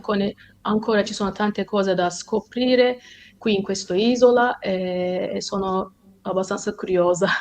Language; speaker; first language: Italian; non-native, fluent; Turkish